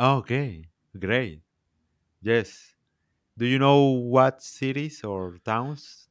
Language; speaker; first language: English; non-native, learner; Spanish